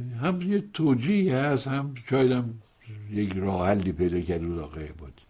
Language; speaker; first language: Persian; native; Persian